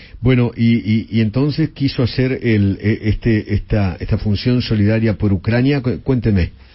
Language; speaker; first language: Spanish; native; Spanish